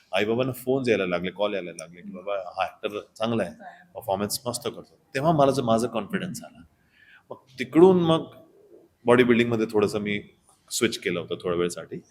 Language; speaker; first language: Marathi; non-native, local second language; Hindi